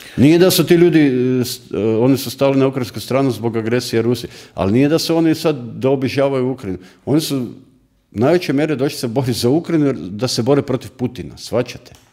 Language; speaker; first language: Croatian; native; Croatian